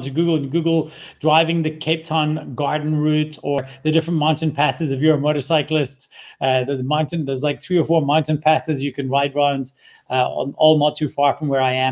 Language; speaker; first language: English; native; English